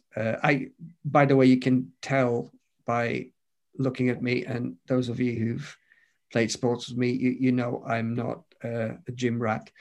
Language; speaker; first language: English; non-native, fluent; Romanian